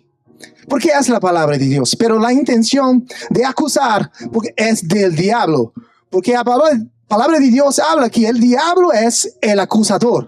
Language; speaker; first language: Spanish; non-native, fluent; Portuguese